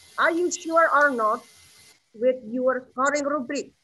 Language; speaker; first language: English; non-native, fluent; Indonesian